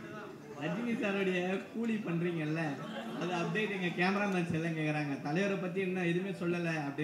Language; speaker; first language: Tamil; native; Tamil